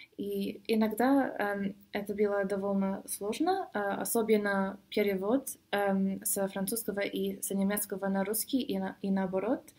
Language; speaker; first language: Russian; non-native, fluent; English